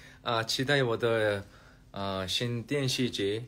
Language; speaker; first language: Chinese; non-native, learner; Korean